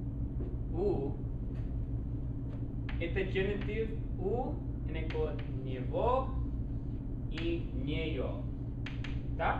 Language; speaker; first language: Russian; non-native, learner; English